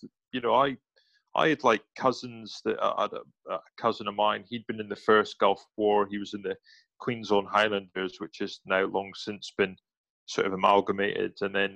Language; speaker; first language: English; native; English